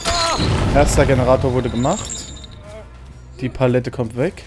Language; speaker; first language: German; native; German